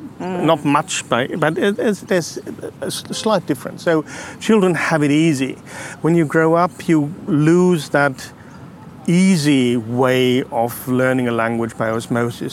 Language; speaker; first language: English; non-native, fluent; German